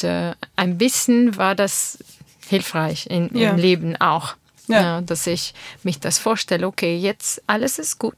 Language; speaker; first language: German; non-native, learner; Armenian